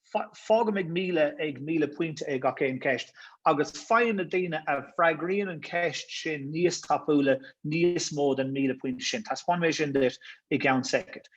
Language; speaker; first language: Irish; native; Irish